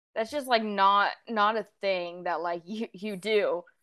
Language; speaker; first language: English; native; English